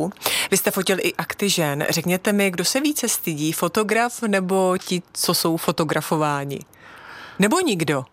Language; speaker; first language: Czech; native; Czech